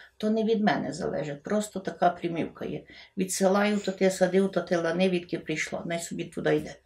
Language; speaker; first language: Ukrainian; native; Ukrainian